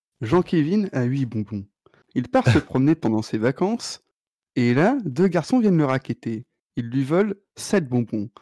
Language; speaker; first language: French; native; French